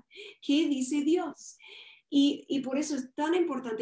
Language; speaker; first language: Spanish; non-native, fluent; English